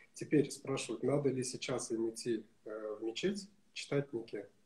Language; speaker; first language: Russian; non-native, local second language; Kazakh